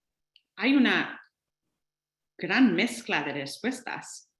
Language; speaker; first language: Spanish; non-native, fluent; English